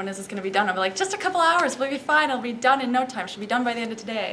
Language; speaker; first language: English; native; English